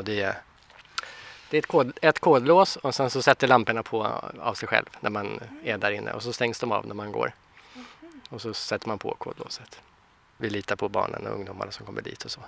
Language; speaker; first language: Swedish; native; Swedish